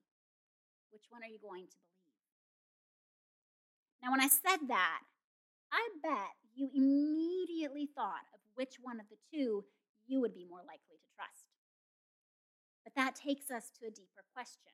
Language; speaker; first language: English; native; English